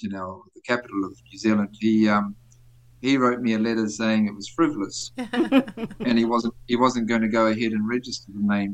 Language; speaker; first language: English; native; English